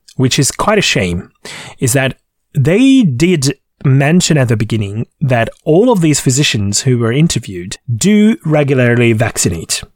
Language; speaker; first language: English; non-native, fluent; Hungarian